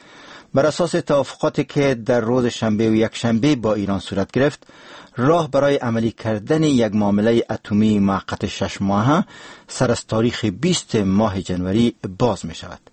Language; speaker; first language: Persian; native; Persian